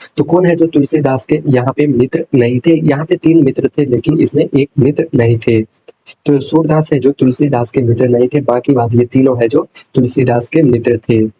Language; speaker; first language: Hindi; native; Hindi